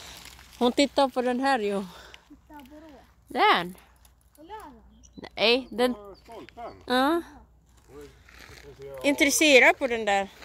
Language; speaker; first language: Swedish; non-native, learner; Cebuano